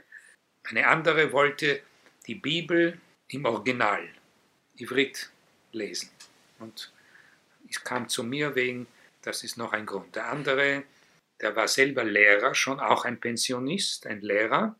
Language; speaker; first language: German; non-native, fluent; Hebrew